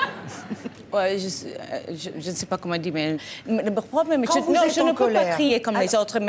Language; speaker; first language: French; non-native, fluent; English